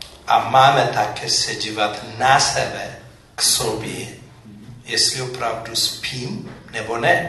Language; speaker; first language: Czech; non-native, fluent; Amharic